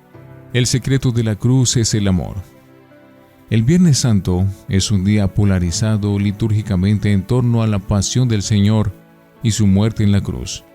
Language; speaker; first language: Spanish; native; Spanish